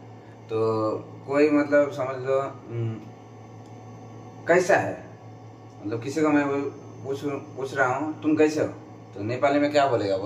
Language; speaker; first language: Hindi; non-native, local second language; Bangla